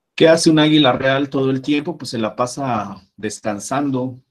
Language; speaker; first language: Spanish; native; Spanish